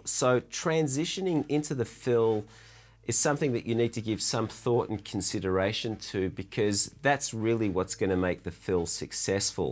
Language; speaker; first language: English; native; English